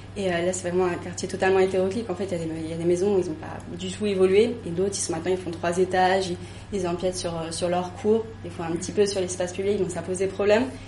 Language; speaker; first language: French; native; French